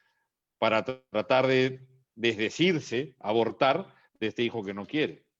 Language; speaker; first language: Spanish; native; Spanish